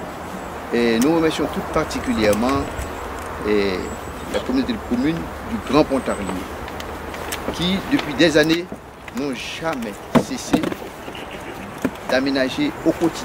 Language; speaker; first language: French; non-native, local second language; Haitian Creole